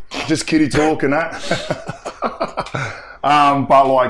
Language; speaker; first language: English; native; English